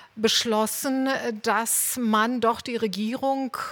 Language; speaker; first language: German; native; German